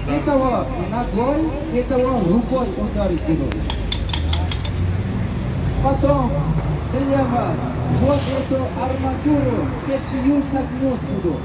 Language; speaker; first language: Russian; non-native, learner; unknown